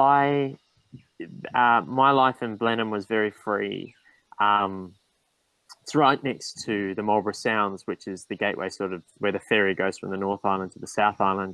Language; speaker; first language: English; native; English